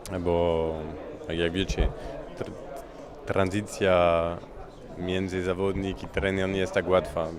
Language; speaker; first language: Polish; non-native, learner; French